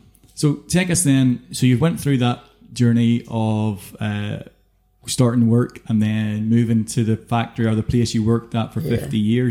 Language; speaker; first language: English; native; English